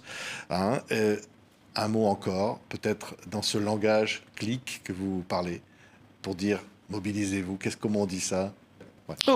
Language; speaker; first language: French; native; French